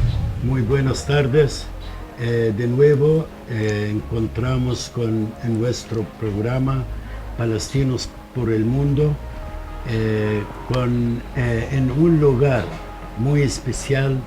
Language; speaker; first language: Spanish; non-native, fluent; Arabic